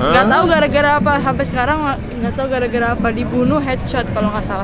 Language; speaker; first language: Indonesian; native; Indonesian